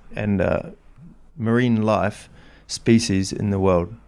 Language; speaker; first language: English; native; English